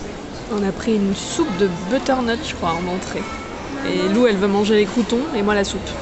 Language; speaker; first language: French; native; French